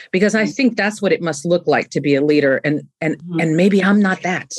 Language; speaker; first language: English; native; English